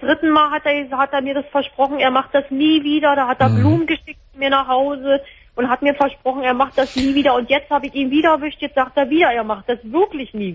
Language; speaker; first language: German; native; German